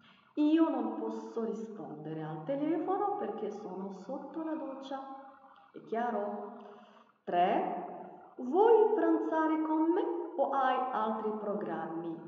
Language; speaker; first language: Italian; non-native, fluent; Arabic